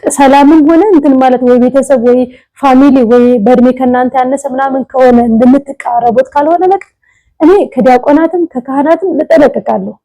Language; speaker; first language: Amharic; native; Amharic